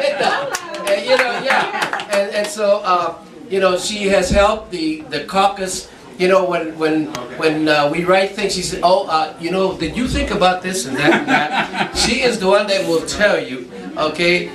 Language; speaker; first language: English; non-native, fluent; Spanish